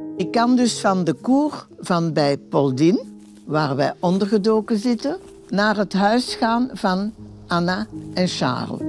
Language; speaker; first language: Dutch; early bilingual, other home language; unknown